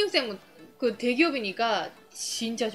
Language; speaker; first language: Korean; non-native, fluent; Japanese